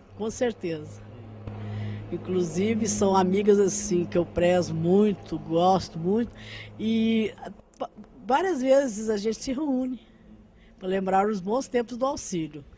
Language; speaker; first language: Portuguese; early bilingual, other home language; Arabic